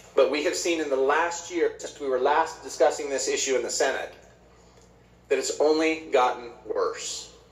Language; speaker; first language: English; native; English